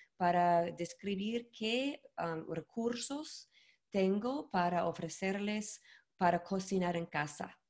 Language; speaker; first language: Spanish; non-native, learner; English